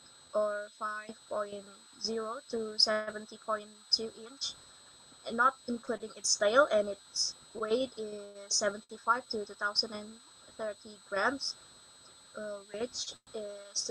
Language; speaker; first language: English; non-native, learner; Indonesian